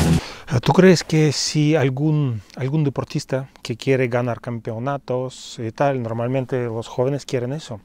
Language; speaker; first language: Spanish; non-native, fluent; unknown